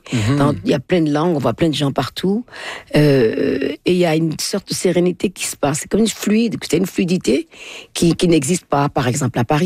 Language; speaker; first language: French; non-native, local second language; Fon